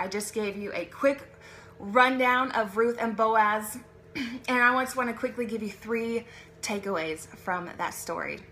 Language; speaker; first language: English; native; English